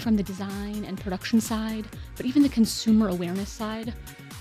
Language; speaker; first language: English; native; English